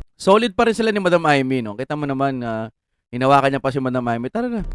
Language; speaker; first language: Filipino; native; Filipino